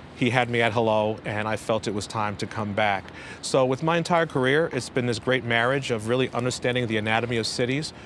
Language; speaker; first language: English; native; English